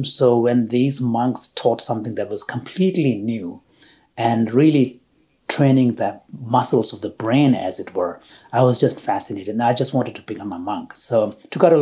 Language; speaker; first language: English; non-native, local second language; Tibetan